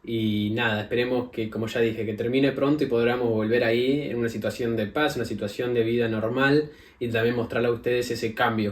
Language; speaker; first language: Spanish; native; Spanish